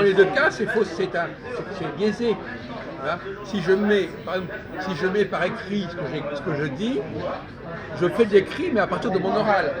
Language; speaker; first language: French; native; French